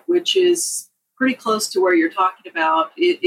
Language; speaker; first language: English; native; English